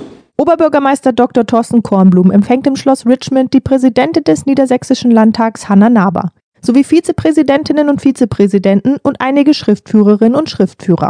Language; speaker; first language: German; native; German